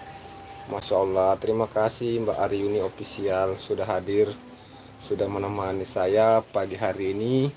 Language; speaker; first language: Indonesian; native; Indonesian